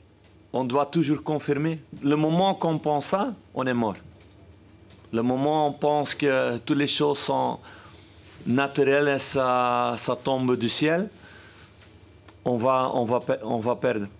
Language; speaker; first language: French; non-native, fluent; Dutch